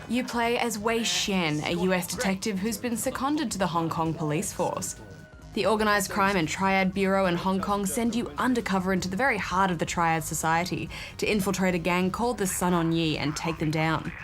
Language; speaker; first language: English; native; English